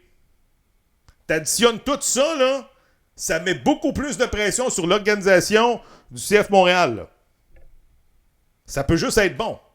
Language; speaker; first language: French; native; French